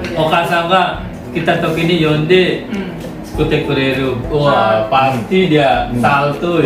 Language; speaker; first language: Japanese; non-native, learner; Indonesian